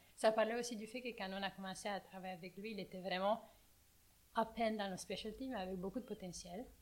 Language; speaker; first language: French; non-native, fluent; Romanian